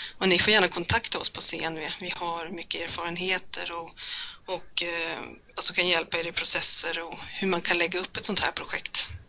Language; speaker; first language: Swedish; native; Swedish